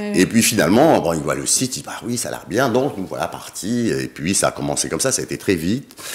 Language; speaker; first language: French; native; French